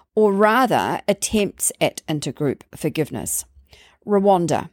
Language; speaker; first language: English; native; English